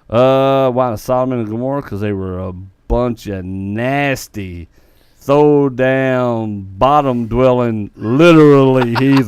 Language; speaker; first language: English; native; English